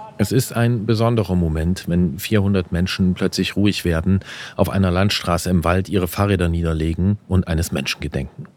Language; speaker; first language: German; native; German